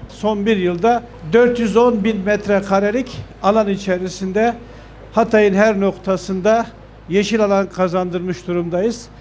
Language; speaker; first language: Turkish; native; Turkish